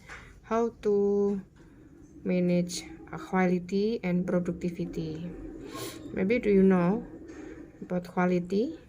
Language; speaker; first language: English; non-native, learner; Indonesian